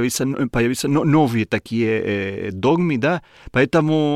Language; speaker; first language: Russian; non-native, learner; Spanish